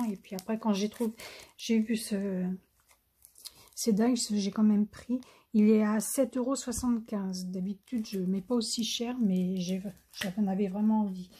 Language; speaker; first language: French; native; French